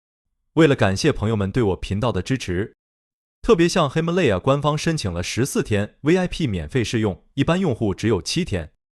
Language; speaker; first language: Chinese; native; Chinese